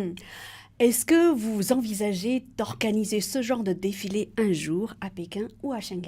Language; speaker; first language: French; native; French